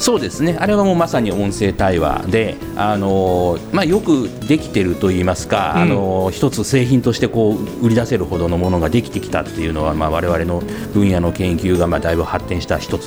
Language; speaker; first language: Japanese; native; Japanese